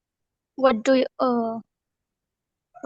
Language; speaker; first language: English; non-native, learner; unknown